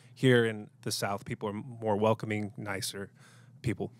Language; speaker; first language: English; native; English